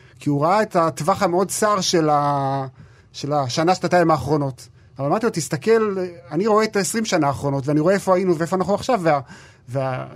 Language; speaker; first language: Hebrew; native; Hebrew